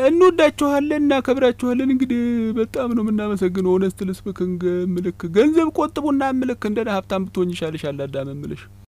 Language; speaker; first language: Amharic; native; Amharic